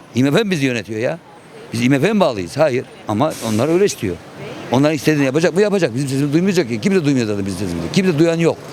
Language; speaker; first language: Turkish; native; Turkish